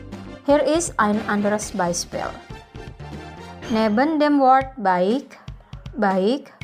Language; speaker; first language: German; non-native, fluent; Indonesian